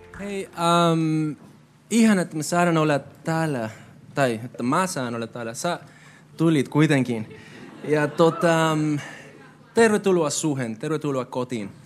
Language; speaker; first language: Finnish; non-native, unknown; Spanish